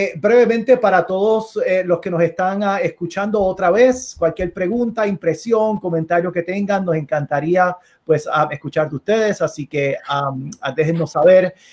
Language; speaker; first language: Spanish; native; Spanish